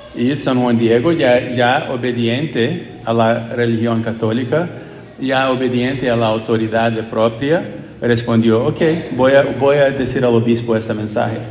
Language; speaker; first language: Spanish; non-native, fluent; English